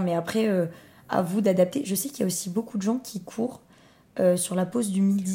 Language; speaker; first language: French; native; French